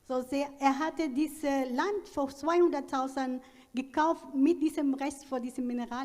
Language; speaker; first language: German; non-native, learner; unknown